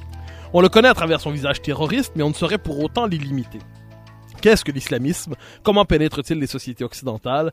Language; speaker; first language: French; native; French